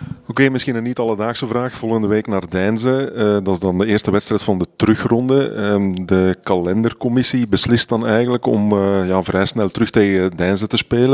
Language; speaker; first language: Dutch; native; Dutch